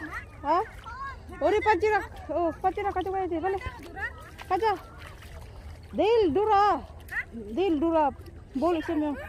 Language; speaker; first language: Korean; non-native, learner; Filipino